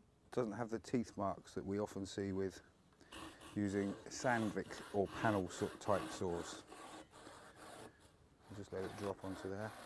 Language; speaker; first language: English; native; English